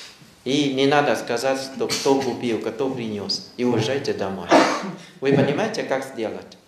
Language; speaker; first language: Russian; non-native, learner; Thai